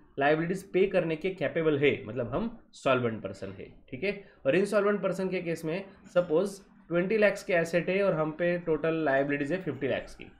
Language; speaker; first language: Hindi; non-native, local second language; Marathi